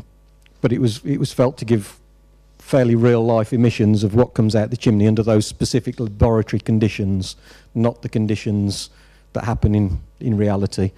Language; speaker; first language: English; native; English